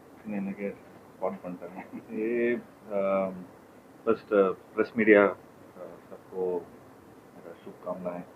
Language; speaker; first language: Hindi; non-native, local second language; Tamil